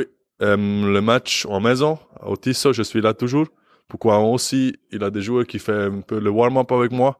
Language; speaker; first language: French; non-native, learner; English